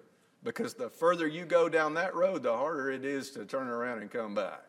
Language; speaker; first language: English; native; English